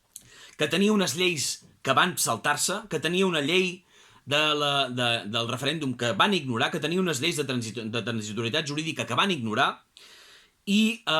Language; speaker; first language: Catalan; native; Catalan